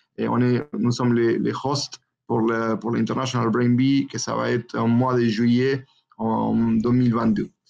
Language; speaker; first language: French; non-native, fluent; Spanish